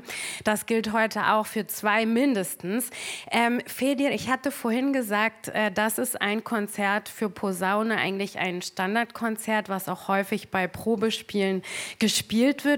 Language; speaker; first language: German; native; German